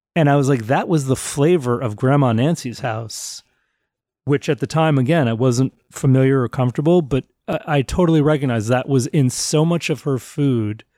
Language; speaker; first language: English; early bilingual, other home language; Italian